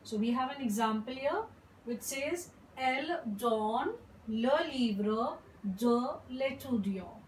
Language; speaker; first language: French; non-native, fluent; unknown